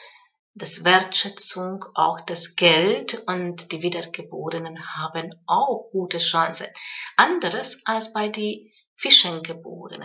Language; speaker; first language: German; non-native, fluent; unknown